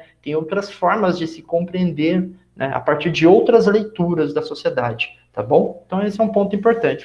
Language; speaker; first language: Portuguese; native; Portuguese